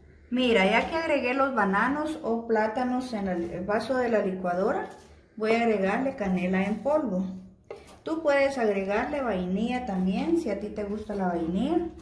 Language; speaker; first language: Spanish; native; Spanish